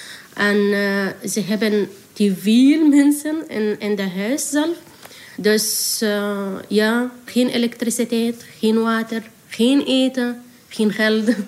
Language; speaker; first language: Dutch; non-native, learner; Arabic